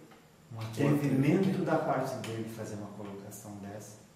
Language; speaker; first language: Portuguese; native; Portuguese